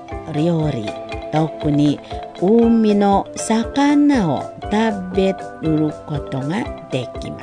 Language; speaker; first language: Japanese; non-native, fluent; Indonesian